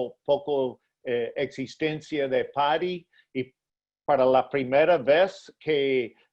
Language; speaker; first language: Spanish; non-native, fluent; English